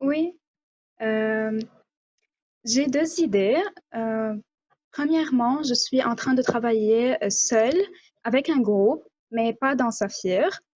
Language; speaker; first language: French; non-native, local second language; Arabic